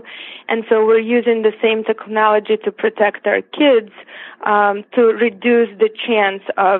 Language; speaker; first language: English; non-native, fluent; Russian